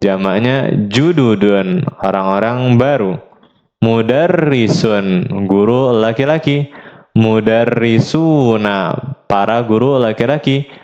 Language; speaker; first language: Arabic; non-native, fluent; Indonesian